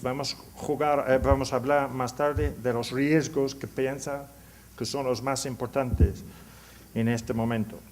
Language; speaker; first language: Spanish; non-native, learner; English